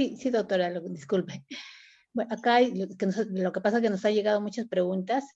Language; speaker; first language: Spanish; native; Spanish